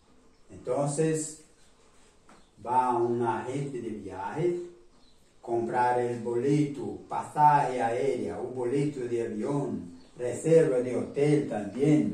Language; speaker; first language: Spanish; non-native, learner; Portuguese